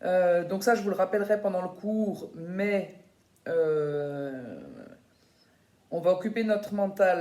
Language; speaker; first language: French; native; French